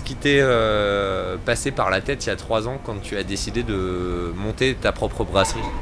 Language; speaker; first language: French; native; French